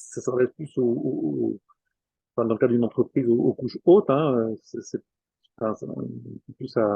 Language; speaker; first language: French; native; French